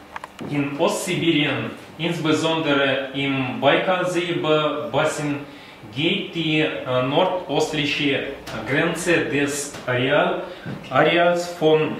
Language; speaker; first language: German; non-native, learner; Russian